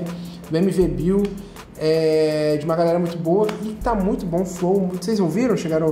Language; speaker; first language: Portuguese; native; Portuguese